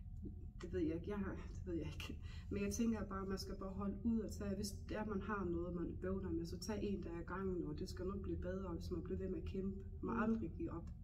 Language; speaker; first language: Danish; non-native, local second language; Faroese